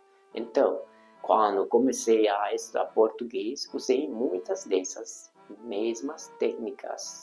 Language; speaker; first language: Portuguese; non-native, fluent; Hungarian